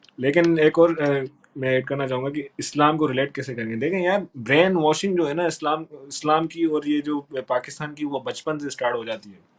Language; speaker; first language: Urdu; non-native, local second language; Sindhi